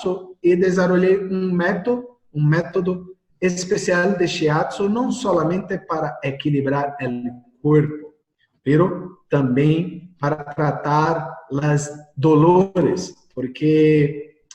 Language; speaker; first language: Spanish; non-native, learner; Portuguese